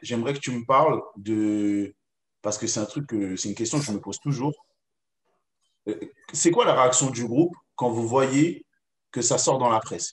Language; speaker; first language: French; native; French